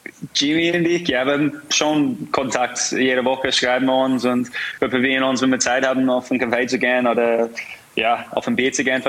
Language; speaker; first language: German; non-native, fluent; English